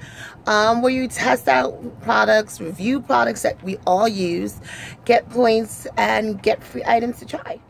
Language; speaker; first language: English; native; English